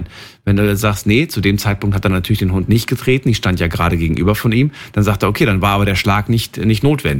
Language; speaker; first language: German; native; German